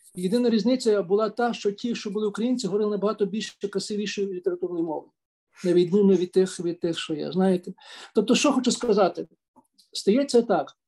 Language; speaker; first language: Ukrainian; native; Ukrainian